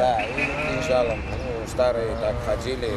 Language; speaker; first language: Russian; non-native, fluent; Korean